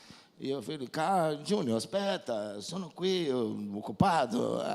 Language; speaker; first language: Italian; non-native, fluent; Portuguese